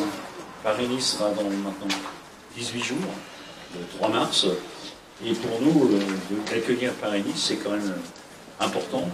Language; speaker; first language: French; native; French